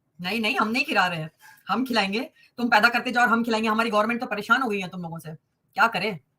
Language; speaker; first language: Hindi; native; Hindi